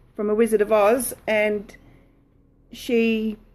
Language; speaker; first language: English; native; English